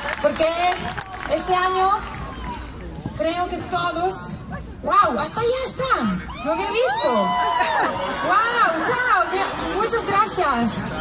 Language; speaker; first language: Spanish; non-native, fluent; Italian